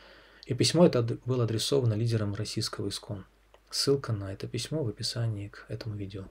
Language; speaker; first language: Russian; native; Russian